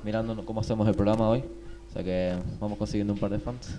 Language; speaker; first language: Spanish; native; Spanish